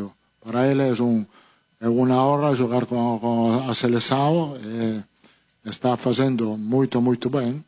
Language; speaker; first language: Portuguese; non-native, fluent; Italian